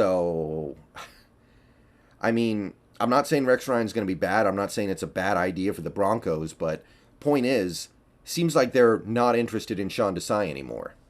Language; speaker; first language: English; native; English